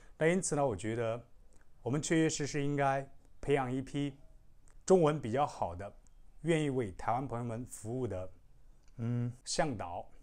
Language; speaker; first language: Chinese; native; Chinese